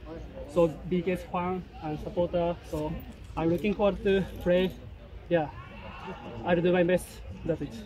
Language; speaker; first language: English; non-native, learner; Japanese